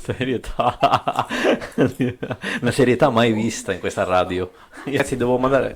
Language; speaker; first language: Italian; native; Italian